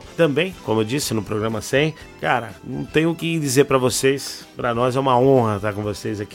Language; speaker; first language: Portuguese; native; Portuguese